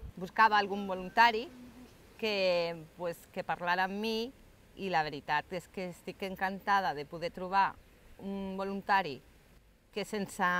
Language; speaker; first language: Catalan; non-native, local second language; Spanish